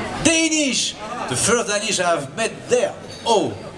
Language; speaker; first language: English; non-native, learner; French